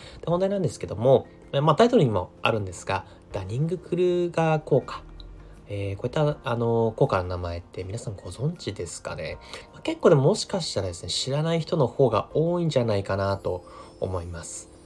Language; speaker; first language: Japanese; native; Japanese